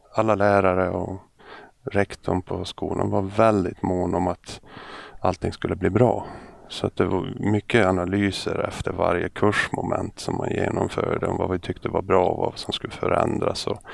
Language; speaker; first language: Swedish; native; Swedish